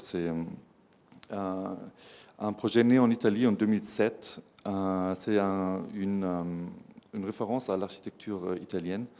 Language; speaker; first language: French; non-native, fluent; German